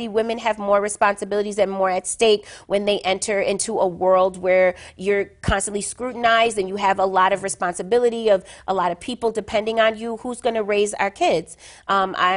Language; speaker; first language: English; native; English